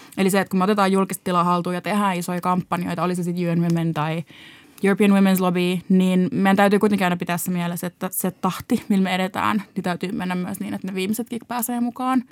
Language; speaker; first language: Finnish; native; Finnish